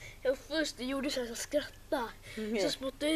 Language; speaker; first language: Swedish; native; Swedish